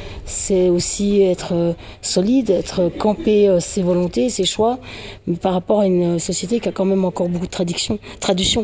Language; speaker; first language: French; native; French